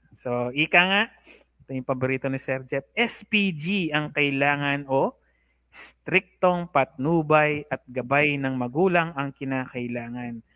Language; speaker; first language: Filipino; native; Filipino